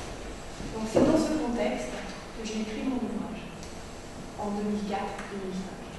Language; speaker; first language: French; native; French